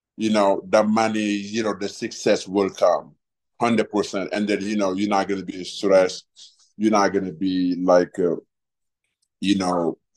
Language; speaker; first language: English; non-native, fluent; Wolof